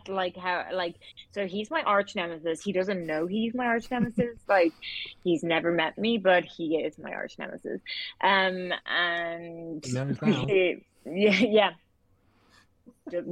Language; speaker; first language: English; native; English